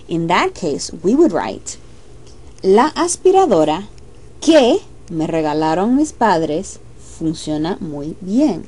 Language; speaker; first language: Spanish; non-native, fluent; English